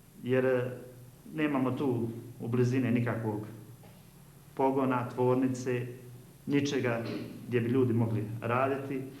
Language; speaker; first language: Bosnian; native; Bosnian